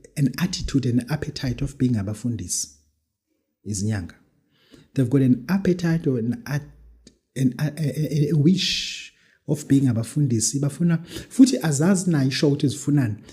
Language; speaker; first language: Zulu; native; Zulu